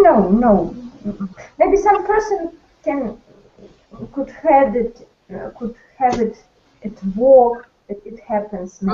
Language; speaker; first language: English; non-native, learner; Russian